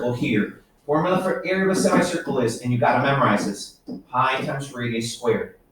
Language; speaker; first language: English; native; English